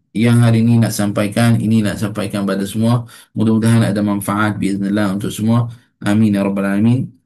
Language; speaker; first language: Malay; native; Malay